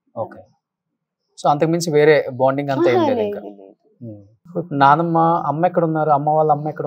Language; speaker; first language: Telugu; native; Telugu